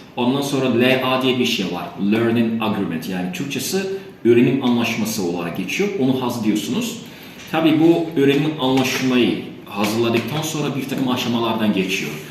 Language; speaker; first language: Turkish; non-native, fluent; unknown